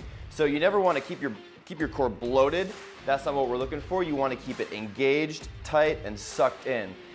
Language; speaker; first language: English; native; English